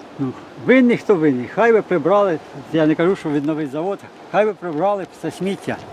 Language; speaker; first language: Ukrainian; native; Ukrainian